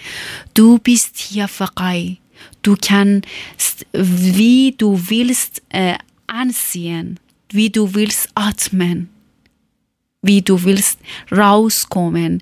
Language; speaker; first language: German; non-native, learner; Persian